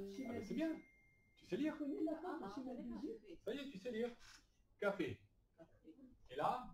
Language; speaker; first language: French; native; French